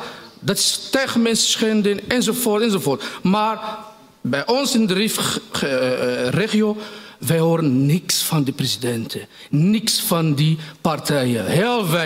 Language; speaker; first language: Dutch; non-native, fluent; Riffian